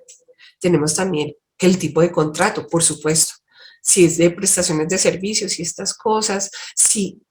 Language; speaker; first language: Spanish; native; Spanish